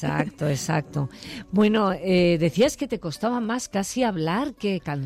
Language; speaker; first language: Spanish; native; Spanish